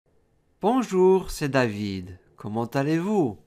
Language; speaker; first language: French; non-native, fluent; English